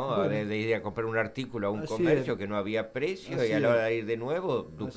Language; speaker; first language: Spanish; native; Spanish